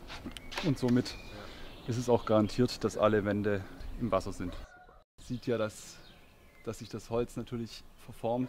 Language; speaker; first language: German; native; German